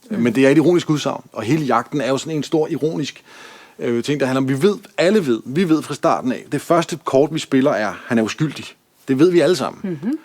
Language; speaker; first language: Danish; native; Danish